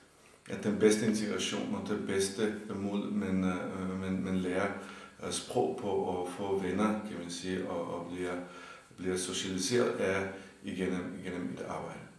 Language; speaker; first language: Danish; non-native, fluent; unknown